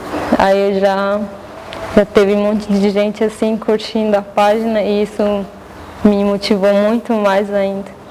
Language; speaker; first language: Portuguese; non-native, local second language; Guarani